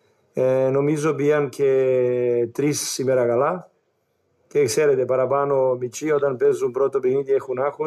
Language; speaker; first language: Greek; non-native, learner; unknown